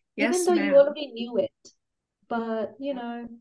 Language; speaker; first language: English; non-native, fluent; Spanish